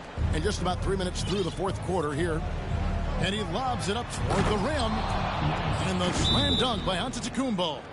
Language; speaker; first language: English; native; English